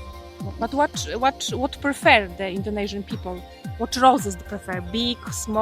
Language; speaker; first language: English; non-native, learner; Polish